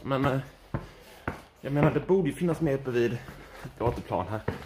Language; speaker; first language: Swedish; native; Swedish